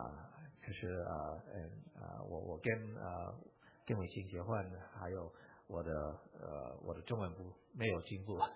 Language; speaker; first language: Chinese; non-native, fluent; English